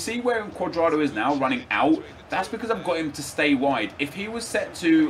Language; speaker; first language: English; native; English